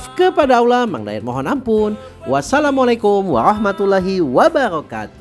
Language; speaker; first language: Indonesian; native; Indonesian